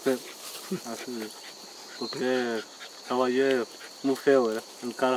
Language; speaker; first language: Spanish; non-native, local second language; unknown